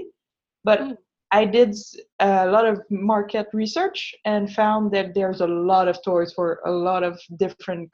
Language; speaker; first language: English; non-native, fluent; French